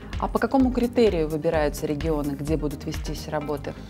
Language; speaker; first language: Russian; native; Russian